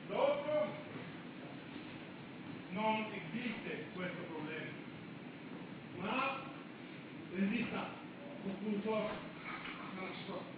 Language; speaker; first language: Italian; non-native, learner; Romanian